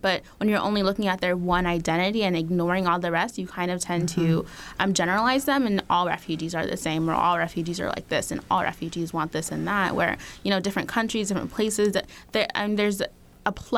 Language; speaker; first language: English; early bilingual, other home language; Arabic